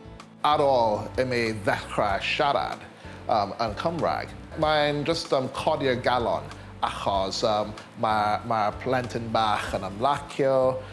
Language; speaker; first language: Welsh; non-native, learner; English